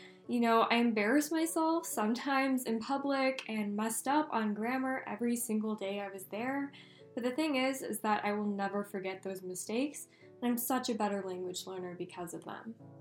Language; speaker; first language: English; native; English